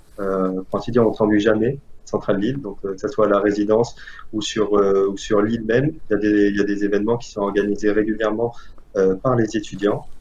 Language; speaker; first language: French; non-native, local second language; Arabic